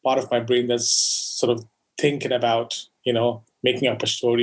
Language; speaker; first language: English; non-native, local second language; Konkani